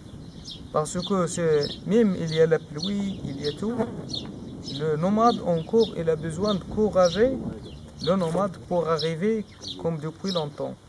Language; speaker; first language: French; non-native, learner; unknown